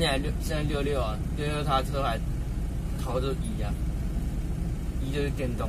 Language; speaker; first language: Chinese; native; Chinese